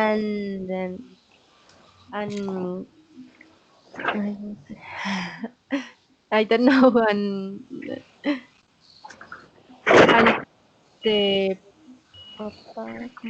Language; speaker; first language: English; non-native, learner; Spanish